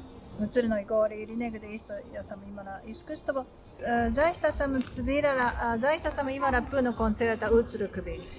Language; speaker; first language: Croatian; non-native, learner; Japanese